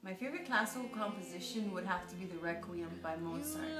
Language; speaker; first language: English; native; English